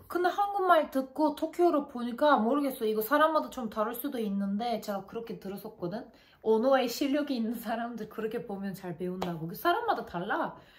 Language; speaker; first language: Korean; non-native, fluent; Turkish